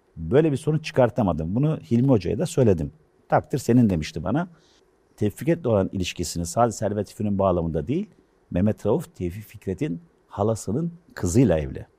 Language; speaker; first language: Turkish; native; Turkish